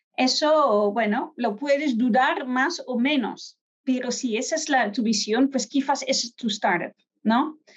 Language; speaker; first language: Spanish; non-native, fluent; Dutch